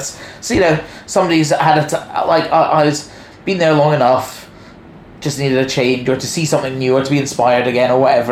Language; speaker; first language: English; native; English